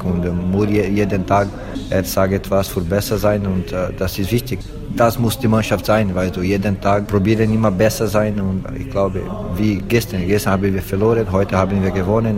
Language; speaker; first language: German; non-native, learner; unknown